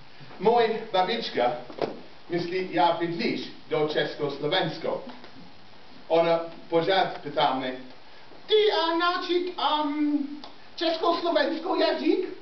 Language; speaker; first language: Czech; non-native, learner; English